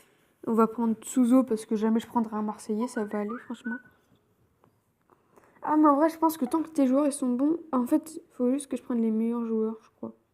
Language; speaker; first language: French; native; French